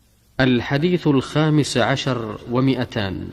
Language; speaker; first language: Arabic; native; Arabic